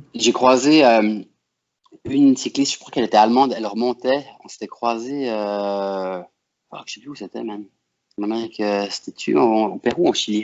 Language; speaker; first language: French; native; French